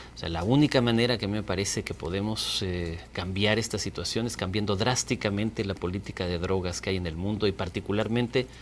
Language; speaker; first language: Spanish; native; Spanish